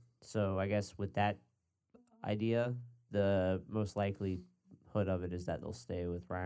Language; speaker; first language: English; native; English